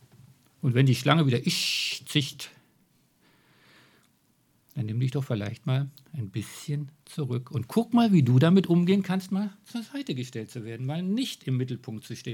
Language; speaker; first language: German; native; German